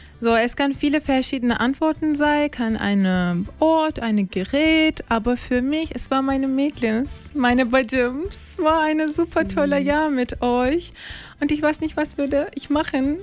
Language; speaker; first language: German; non-native, learner; Turkish